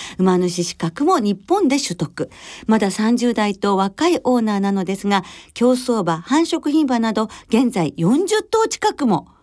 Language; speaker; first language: Japanese; native; Japanese